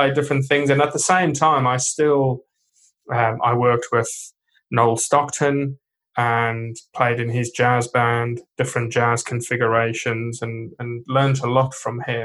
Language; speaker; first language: English; non-native, local second language; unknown